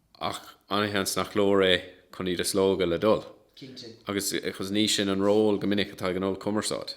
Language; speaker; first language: Irish; non-native, local second language; English